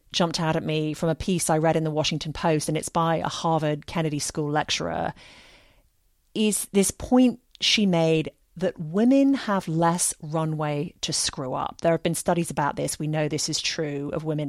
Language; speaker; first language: English; native; English